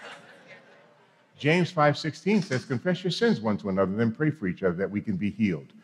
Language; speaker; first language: English; native; English